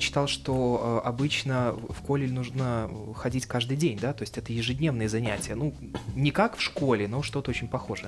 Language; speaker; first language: Russian; native; Russian